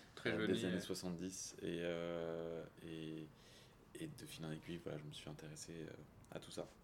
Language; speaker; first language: French; native; French